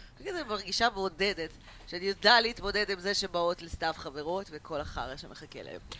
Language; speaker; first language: Hebrew; early bilingual, other home language; Russian